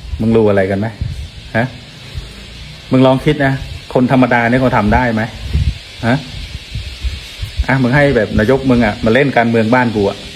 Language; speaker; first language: Thai; non-native, fluent; Khmer